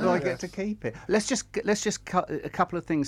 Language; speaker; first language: English; native; English